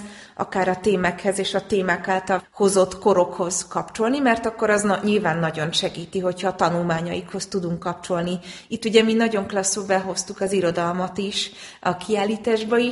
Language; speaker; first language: Hungarian; native; Hungarian